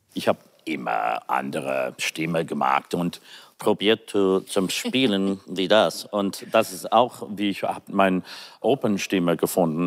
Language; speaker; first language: German; non-native, learner; English